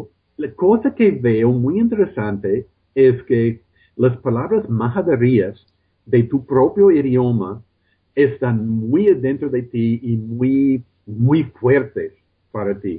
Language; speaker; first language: Spanish; non-native, fluent; English